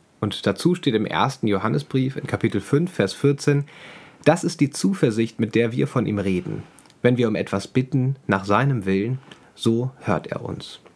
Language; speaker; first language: German; native; German